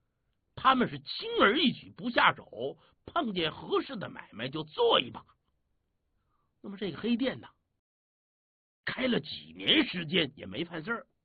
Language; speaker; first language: Chinese; native; Chinese